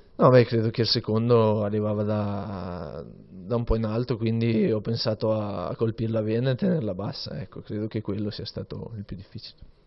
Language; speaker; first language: Italian; native; Italian